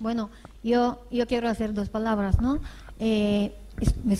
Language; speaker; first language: Spanish; non-native, fluent; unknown